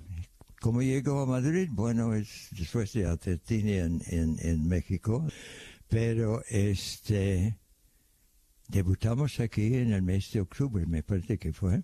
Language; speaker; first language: Spanish; non-native, fluent; English